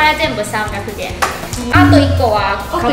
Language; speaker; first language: Japanese; non-native, fluent; Chinese